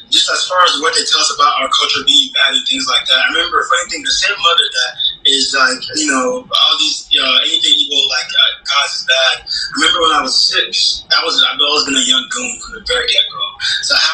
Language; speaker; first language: English; early bilingual, other home language; Igbo